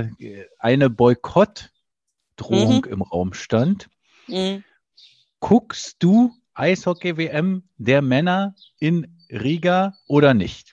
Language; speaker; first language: German; native; German